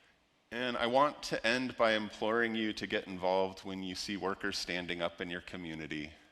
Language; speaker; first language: English; native; English